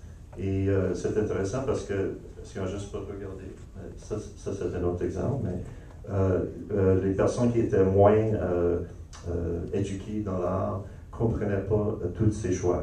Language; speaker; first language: French; non-native, local second language; English